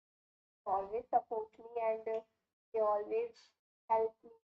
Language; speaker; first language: English; non-native, learner; Hindi